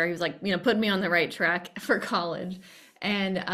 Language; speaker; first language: English; native; English